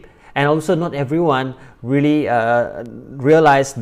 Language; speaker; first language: English; non-native, local second language; Malay